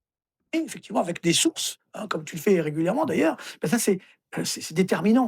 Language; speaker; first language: French; native; French